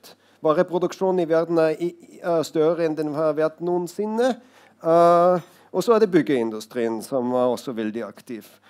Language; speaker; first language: Norwegian; non-native, fluent; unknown